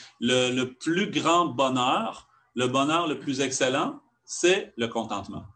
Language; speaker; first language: French; native; French